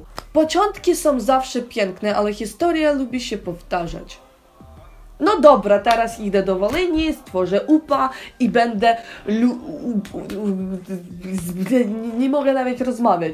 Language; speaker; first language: Polish; non-native, learner; Ukrainian